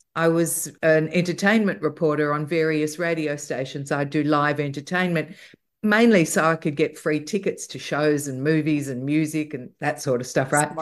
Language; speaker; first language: English; native; English